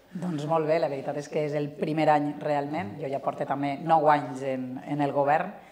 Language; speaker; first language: Catalan; native; Catalan